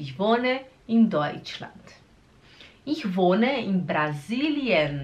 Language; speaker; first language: German; non-native, fluent; Portuguese